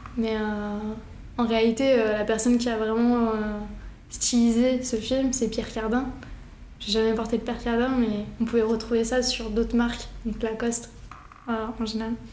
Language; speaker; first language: French; early bilingual, other home language; Arabic